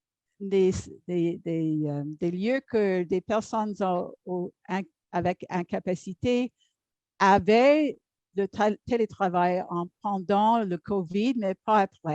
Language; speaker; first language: French; non-native, learner; English